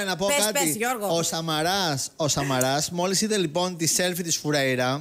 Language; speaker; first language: Greek; native; Greek